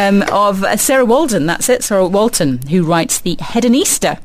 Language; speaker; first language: English; native; English